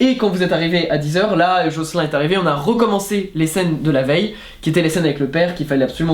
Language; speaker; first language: French; native; French